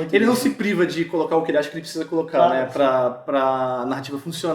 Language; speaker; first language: Portuguese; native; Portuguese